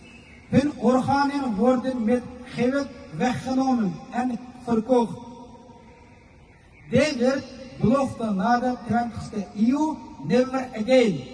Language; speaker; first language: Dutch; non-native, fluent; Uyghur